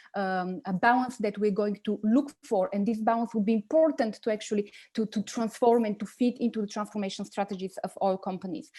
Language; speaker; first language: English; non-native, fluent; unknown